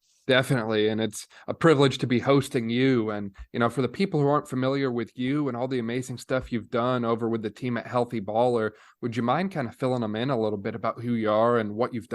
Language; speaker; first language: English; native; English